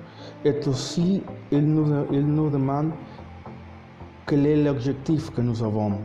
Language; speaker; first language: French; non-native, learner; Spanish